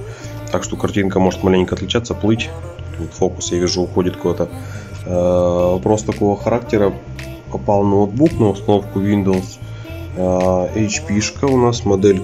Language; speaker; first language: Russian; native; Russian